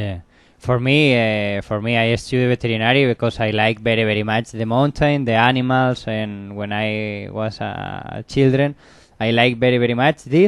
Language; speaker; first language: English; non-native, learner; Spanish